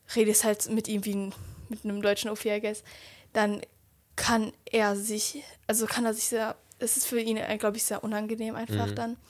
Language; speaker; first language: German; native; German